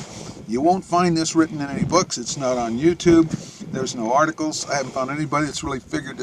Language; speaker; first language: English; native; English